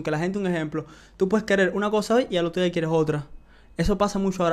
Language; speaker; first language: Spanish; native; Spanish